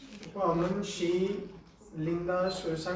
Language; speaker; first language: Chinese; non-native, learner; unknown